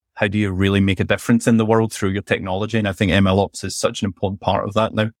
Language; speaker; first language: English; native; English